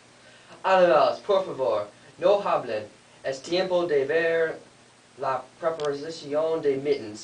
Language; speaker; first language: Spanish; non-native, learner; English